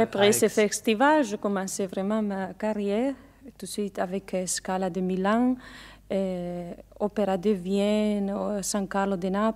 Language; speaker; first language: French; non-native, learner; Spanish